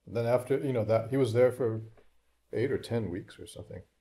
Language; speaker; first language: English; native; English